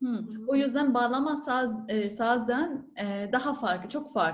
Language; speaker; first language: Turkish; non-native, learner; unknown